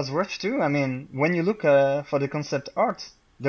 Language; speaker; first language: English; non-native, fluent; French